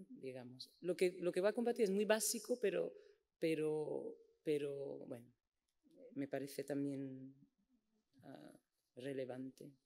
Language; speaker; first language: Spanish; non-native, fluent; English